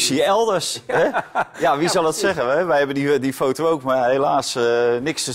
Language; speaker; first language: Dutch; native; Dutch